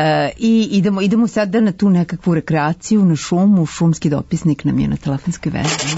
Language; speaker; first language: Serbian; native; Serbian